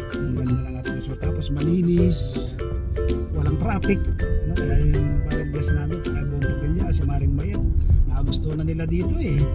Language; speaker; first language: Filipino; native; Filipino